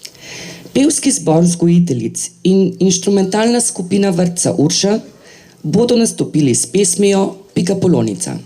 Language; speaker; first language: Slovenian; native; Slovenian